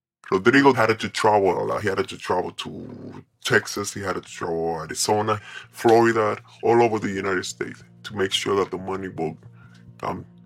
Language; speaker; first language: English; non-native, fluent; Spanish